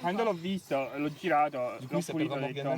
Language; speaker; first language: Italian; native; Italian